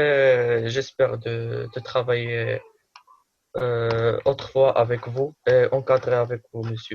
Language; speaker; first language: French; non-native, local second language; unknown